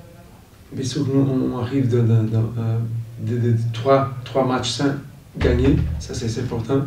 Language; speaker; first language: French; non-native, fluent; Portuguese